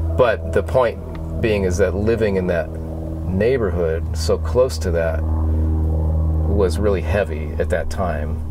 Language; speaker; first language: English; native; English